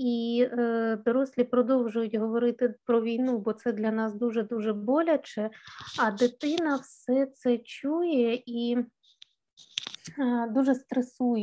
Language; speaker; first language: Ukrainian; native; Ukrainian